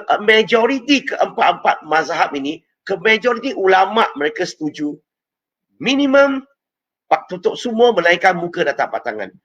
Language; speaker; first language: Malay; non-native, local second language; Chinese